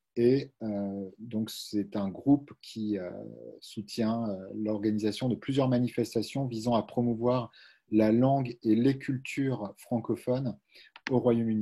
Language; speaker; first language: French; native; French